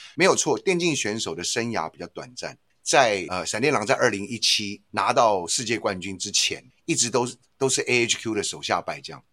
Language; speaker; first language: Chinese; native; Chinese